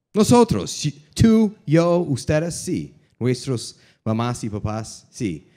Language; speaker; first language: Spanish; non-native, learner; English